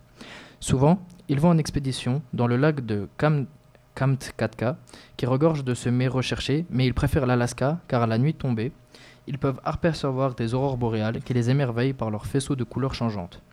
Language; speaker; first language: French; native; French